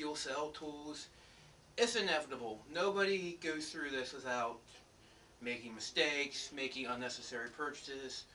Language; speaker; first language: English; native; English